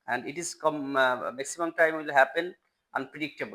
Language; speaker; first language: English; non-native, learner; Bangla